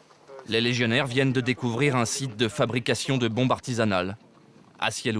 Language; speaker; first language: French; native; French